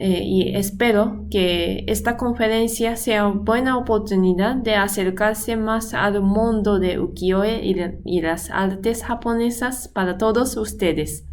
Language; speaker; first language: Spanish; non-native, fluent; Japanese